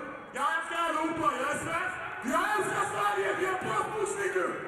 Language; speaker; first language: Swedish; early bilingual, other home language; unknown